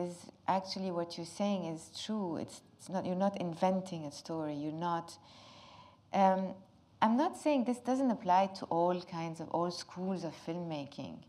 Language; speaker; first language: English; non-native, fluent; Arabic